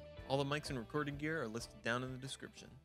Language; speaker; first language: English; native; English